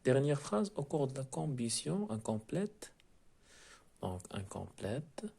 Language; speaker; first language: French; non-native, local second language; Arabic